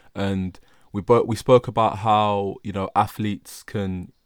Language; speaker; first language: English; early bilingual, other home language; Yoruba